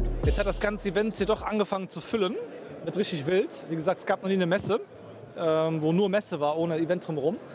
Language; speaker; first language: German; native; German